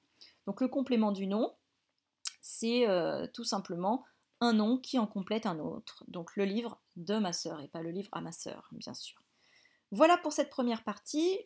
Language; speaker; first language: French; native; French